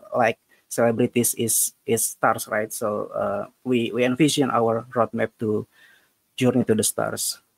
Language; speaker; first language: English; non-native, fluent; Indonesian